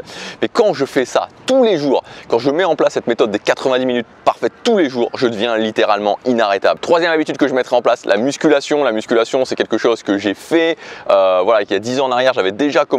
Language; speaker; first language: French; native; French